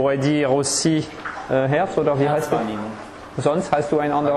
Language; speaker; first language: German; non-native, fluent; French